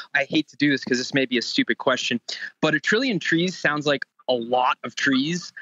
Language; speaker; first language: English; native; English